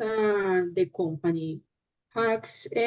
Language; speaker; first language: English; non-native, learner; Spanish